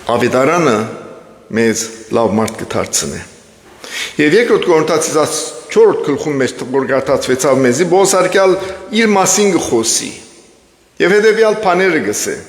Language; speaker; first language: Armenian; native; Armenian